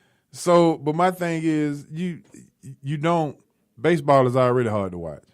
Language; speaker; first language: English; native; English